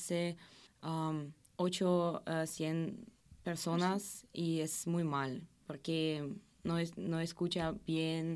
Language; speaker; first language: Spanish; non-native, learner; Russian